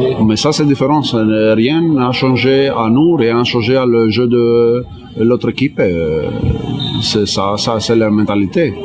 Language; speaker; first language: French; non-native, learner; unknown